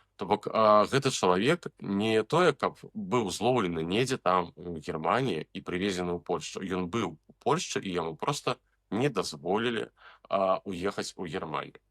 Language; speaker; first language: Belarusian; native; Belarusian